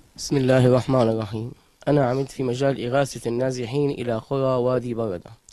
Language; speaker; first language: Arabic; native; Arabic